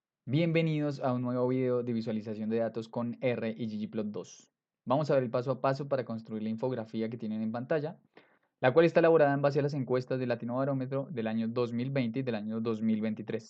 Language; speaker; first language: Spanish; native; Spanish